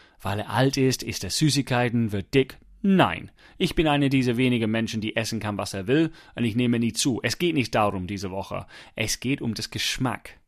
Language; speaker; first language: German; non-native, fluent; English